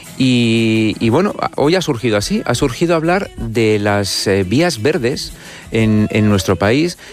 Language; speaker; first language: Spanish; native; Spanish